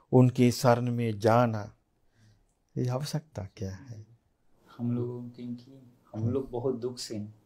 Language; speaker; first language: Hindi; non-native, fluent; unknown